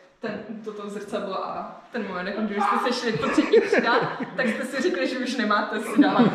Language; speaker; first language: Czech; native; Czech